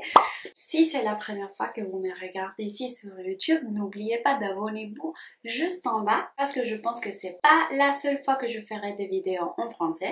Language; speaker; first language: French; non-native, fluent; Spanish